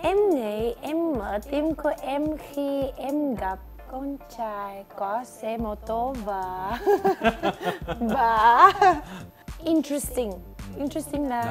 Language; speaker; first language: Vietnamese; non-native, learner; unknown